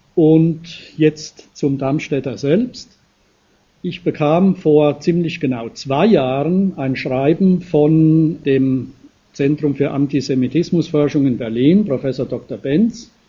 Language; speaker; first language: German; native; German